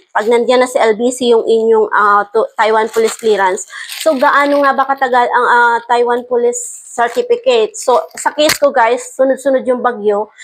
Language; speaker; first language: Filipino; native; Filipino